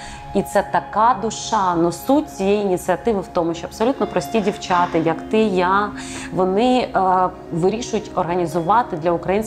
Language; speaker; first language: Ukrainian; native; Ukrainian